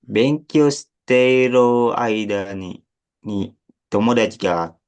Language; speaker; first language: Japanese; non-native, learner; Indonesian